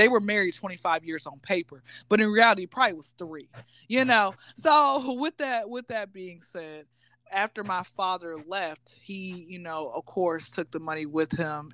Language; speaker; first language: English; native; English